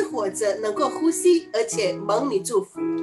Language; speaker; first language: Chinese; early bilingual, heritage; Chinese